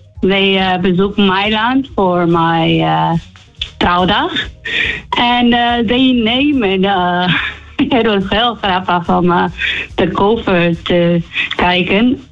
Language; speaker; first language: Dutch; non-native, learner; Spanish